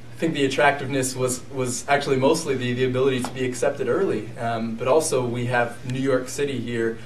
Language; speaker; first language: English; native; English